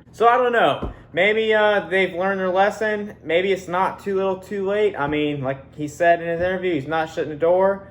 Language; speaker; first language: English; native; English